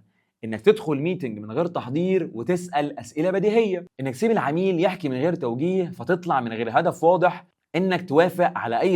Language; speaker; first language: Arabic; native; Arabic